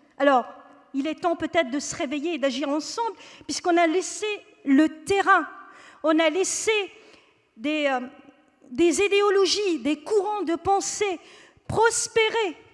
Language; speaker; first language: French; non-native, local second language; Kabyle